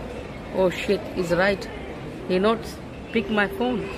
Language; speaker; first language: English; non-native, learner; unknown